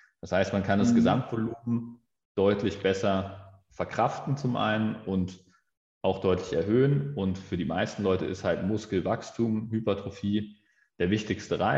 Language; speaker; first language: German; native; German